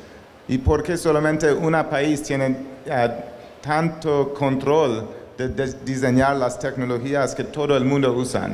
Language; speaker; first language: Spanish; non-native, learner; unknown